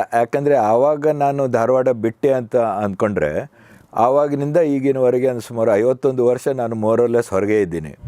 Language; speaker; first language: Kannada; native; Kannada